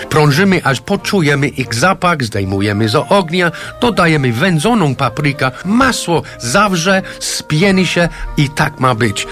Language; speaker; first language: Polish; non-native, fluent; English